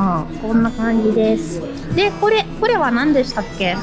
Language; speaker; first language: Japanese; non-native, fluent; Italian